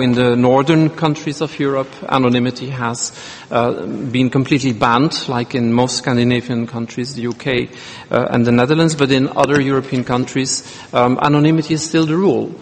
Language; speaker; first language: English; non-native, fluent; Dutch